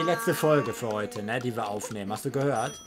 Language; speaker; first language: German; native; German